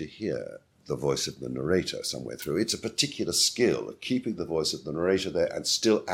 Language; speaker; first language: English; native; English